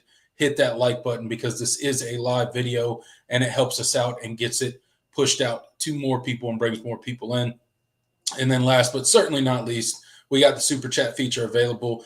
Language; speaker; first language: English; native; English